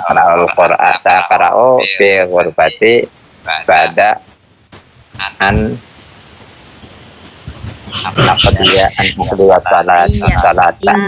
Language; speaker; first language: Arabic; non-native, learner; Indonesian